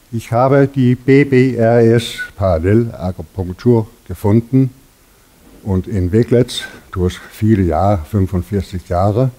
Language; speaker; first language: German; non-native, learner; Danish